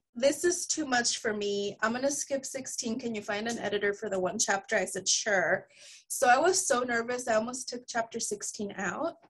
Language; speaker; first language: English; early bilingual, other home language; Spanish